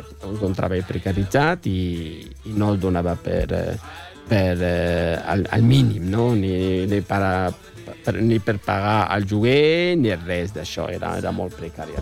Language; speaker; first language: Catalan; non-native, fluent; Arabic